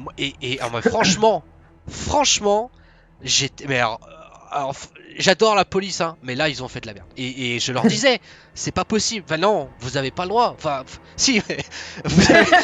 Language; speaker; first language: French; native; French